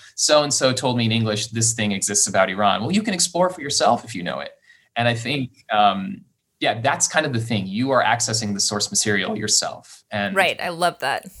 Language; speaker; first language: English; early bilingual, other home language; Persian